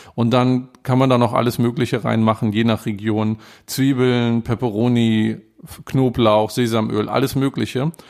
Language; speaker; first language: German; native; German